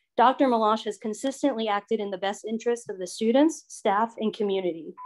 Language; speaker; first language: English; native; English